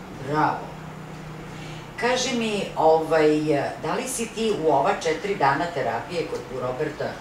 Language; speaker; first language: Bosnian; native; Bosnian